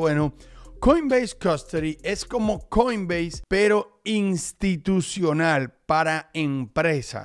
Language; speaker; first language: Spanish; native; Spanish